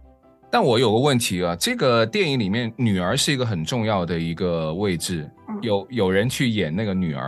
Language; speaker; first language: Chinese; native; Chinese